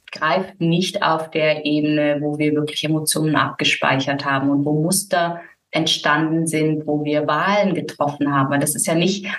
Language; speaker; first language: German; native; German